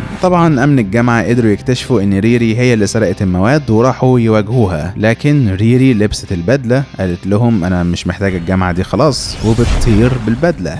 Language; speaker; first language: Arabic; native; Arabic